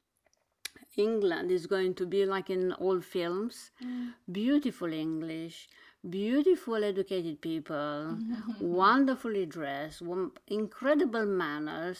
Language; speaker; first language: English; non-native, fluent; Romanian